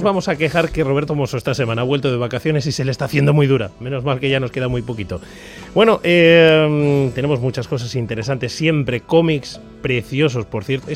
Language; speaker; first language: Spanish; native; Spanish